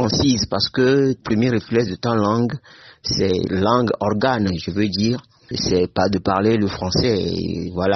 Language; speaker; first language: French; non-native, local second language; Ewe